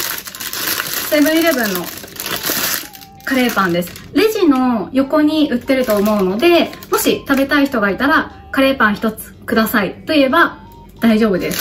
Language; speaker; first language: Japanese; native; Japanese